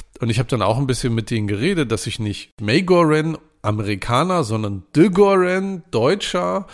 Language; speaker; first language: German; native; German